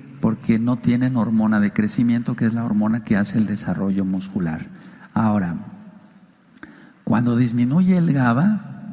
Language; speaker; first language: Spanish; native; Spanish